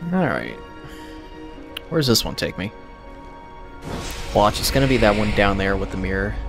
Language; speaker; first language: English; native; English